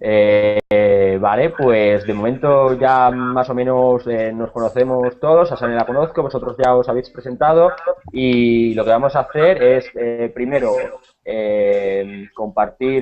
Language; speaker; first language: Spanish; native; Spanish